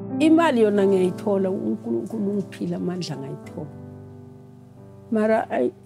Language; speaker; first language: Zulu; native; Zulu